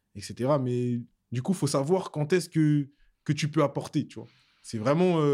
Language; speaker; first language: French; native; French